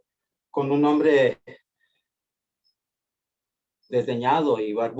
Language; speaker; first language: Spanish; native; Spanish